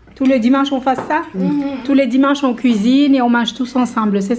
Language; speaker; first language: French; native; French